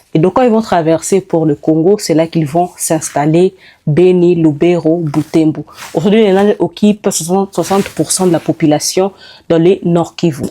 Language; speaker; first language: French; non-native, local second language; Nande